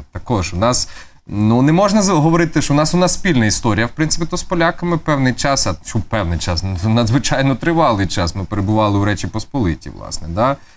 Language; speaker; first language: Ukrainian; native; Ukrainian